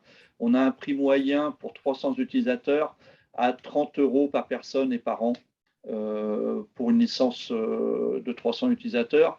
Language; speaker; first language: French; native; French